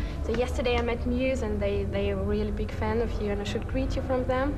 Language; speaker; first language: English; non-native, fluent; German